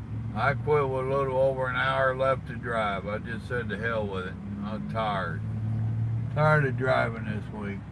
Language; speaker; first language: English; native; English